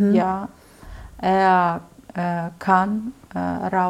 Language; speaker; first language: German; non-native, learner; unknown